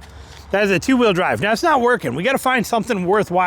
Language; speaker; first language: English; native; English